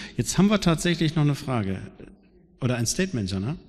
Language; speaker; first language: German; native; German